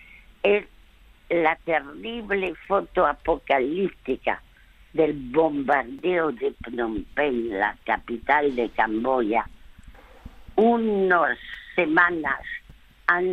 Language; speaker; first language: Spanish; early bilingual, other home language; French